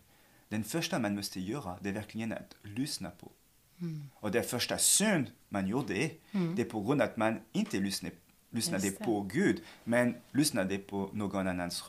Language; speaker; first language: Swedish; non-native, fluent; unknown